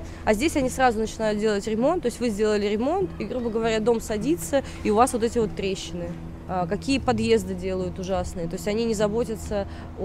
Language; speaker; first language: Russian; native; Russian